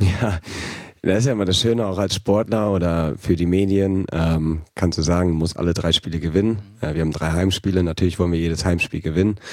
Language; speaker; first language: German; native; German